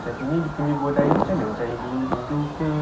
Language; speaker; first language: Malay; native; Malay